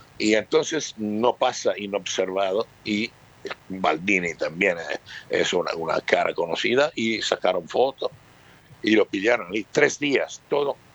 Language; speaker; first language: Spanish; non-native, fluent; Italian